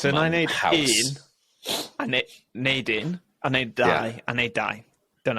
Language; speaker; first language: Welsh; non-native, local second language; English